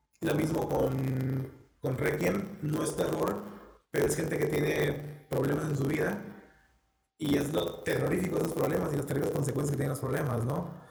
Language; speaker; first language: Spanish; native; Spanish